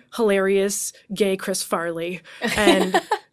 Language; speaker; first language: English; native; English